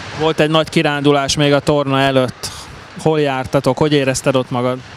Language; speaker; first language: Hungarian; native; Hungarian